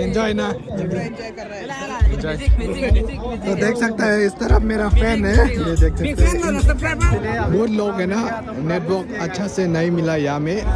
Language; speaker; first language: Hindi; non-native, local second language; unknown